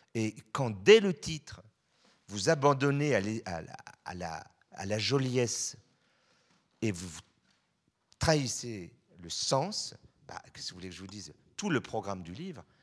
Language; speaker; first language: French; native; French